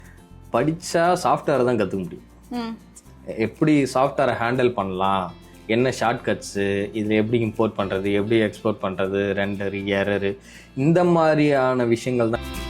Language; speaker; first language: Tamil; native; Tamil